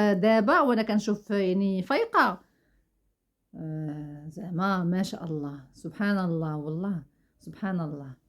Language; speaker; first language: Arabic; native; Arabic